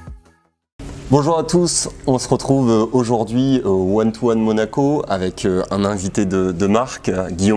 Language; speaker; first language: French; native; French